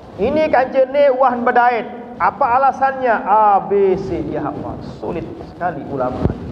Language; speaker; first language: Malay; non-native, local second language; Sasak